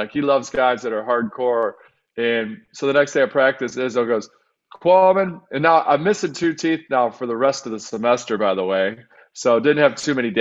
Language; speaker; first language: English; native; English